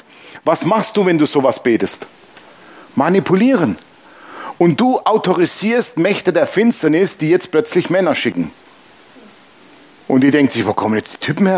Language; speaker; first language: German; native; German